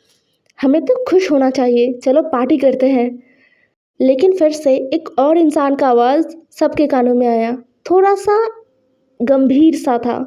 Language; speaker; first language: Hindi; non-native, local second language; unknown